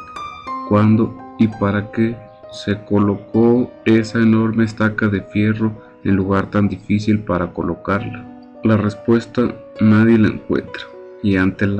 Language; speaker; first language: Spanish; native; Spanish